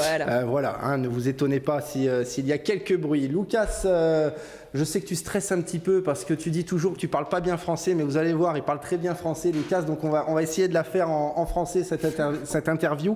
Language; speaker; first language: French; native; French